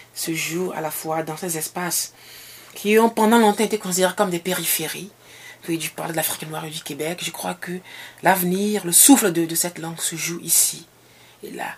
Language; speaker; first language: French; non-native, local second language; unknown